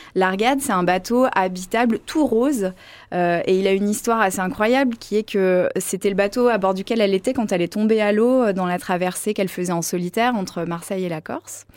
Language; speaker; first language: French; native; French